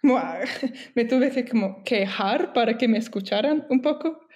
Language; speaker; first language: Spanish; non-native, fluent; English